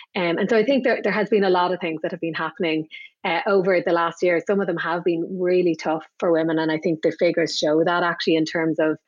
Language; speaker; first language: English; native; English